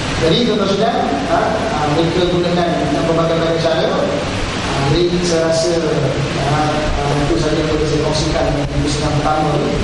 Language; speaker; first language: Malay; native; Malay